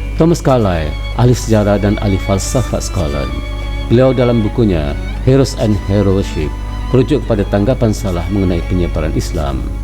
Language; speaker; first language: Malay; native; Malay